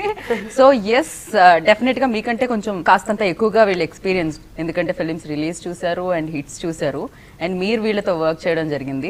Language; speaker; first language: Telugu; native; Telugu